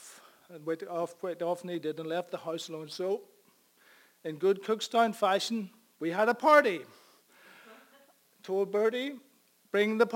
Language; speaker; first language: English; native; English